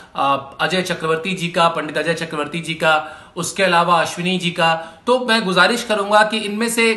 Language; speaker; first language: Hindi; native; Hindi